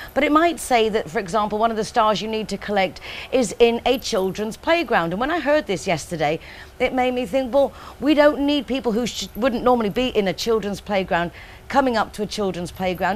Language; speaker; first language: English; native; English